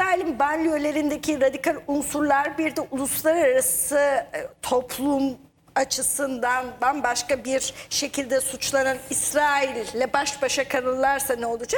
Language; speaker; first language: Turkish; native; Turkish